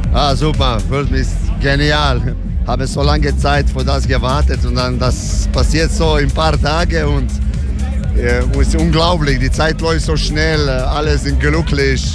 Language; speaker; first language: German; non-native, fluent; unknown